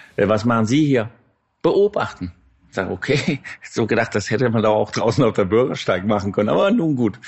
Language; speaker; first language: German; non-native, fluent; Danish